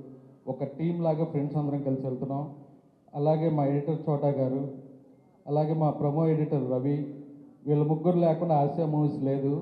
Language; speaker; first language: Telugu; native; Telugu